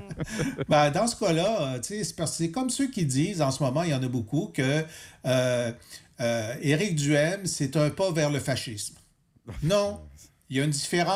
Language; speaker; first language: French; native; French